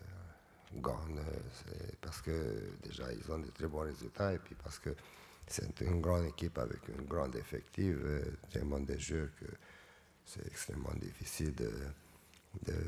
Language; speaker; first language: French; non-native, fluent; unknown